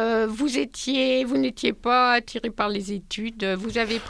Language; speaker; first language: French; native; French